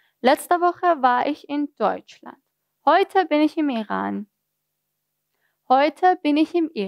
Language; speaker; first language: German; non-native, fluent; Persian